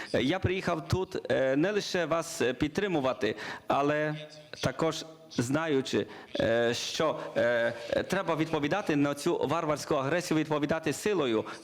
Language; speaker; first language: Ukrainian; non-native, learner; Polish